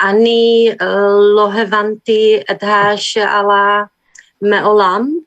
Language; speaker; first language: Hebrew; non-native, learner; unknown